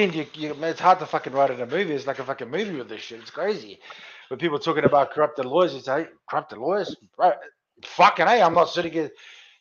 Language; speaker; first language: English; native; English